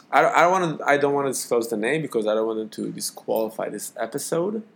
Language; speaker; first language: English; non-native, fluent; Hebrew